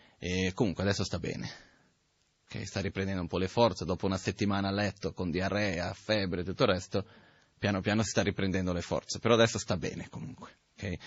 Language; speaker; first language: Italian; non-native, fluent; Portuguese